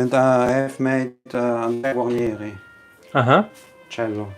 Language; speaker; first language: English; non-native, learner; Italian